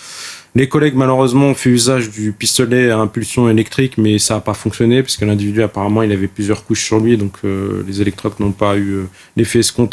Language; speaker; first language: French; native; French